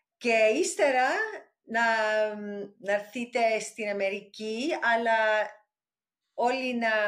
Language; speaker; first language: Greek; early bilingual, heritage; English